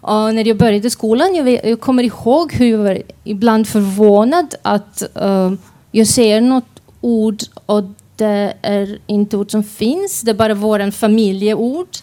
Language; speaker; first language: Swedish; non-native, fluent; Croatian